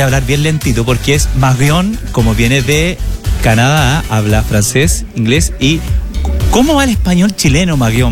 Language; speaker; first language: Spanish; native; Spanish